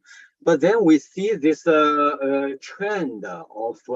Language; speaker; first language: English; non-native, fluent; Chinese